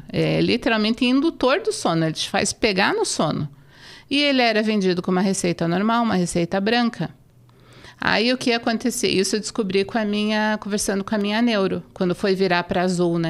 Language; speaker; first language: Portuguese; native; Portuguese